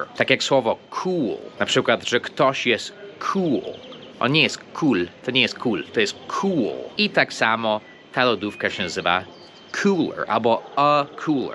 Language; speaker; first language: Polish; early bilingual, heritage; Polish